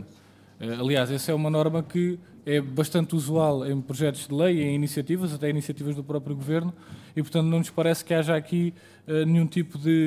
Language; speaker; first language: Portuguese; native; Portuguese